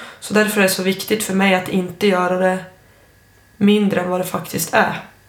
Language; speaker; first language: Swedish; native; Swedish